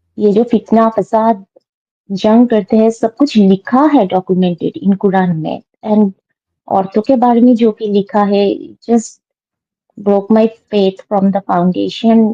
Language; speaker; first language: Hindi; non-native, fluent; Bangla